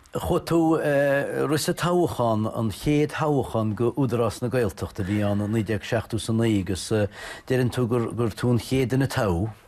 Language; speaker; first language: Irish; native; Irish